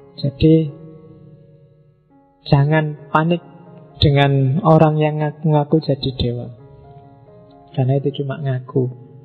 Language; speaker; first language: Indonesian; non-native, local second language; Javanese